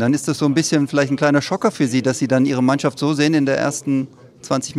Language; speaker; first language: German; native; German